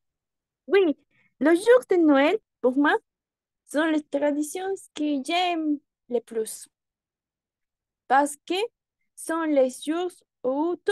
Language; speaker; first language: French; non-native, learner; Spanish